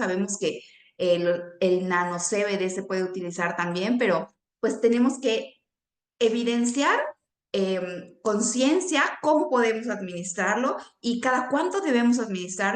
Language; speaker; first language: Spanish; native; Spanish